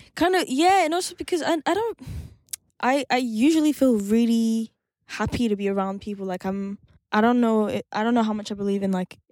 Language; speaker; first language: English; non-native, fluent; French